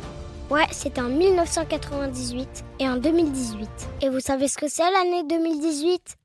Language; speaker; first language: French; native; French